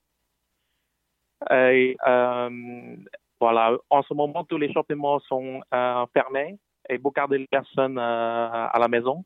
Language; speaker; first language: French; non-native, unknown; Chinese